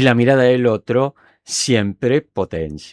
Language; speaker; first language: Spanish; native; Spanish